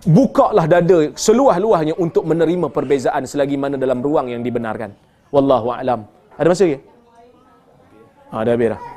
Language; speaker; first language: Malay; native; Malay